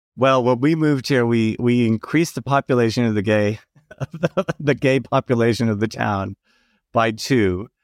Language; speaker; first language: English; native; English